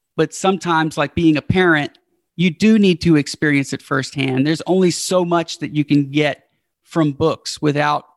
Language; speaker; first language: English; native; English